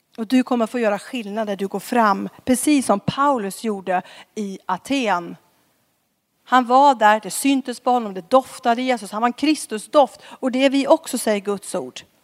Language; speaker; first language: Swedish; native; Swedish